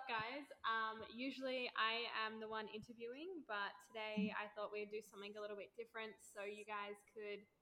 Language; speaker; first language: English; native; English